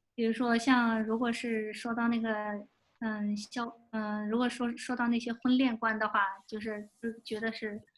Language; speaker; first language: Chinese; native; Chinese